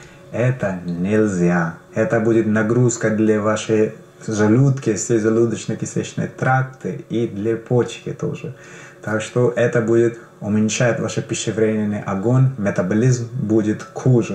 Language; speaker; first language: Russian; non-native, learner; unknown